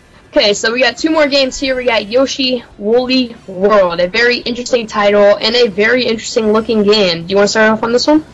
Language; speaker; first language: English; native; English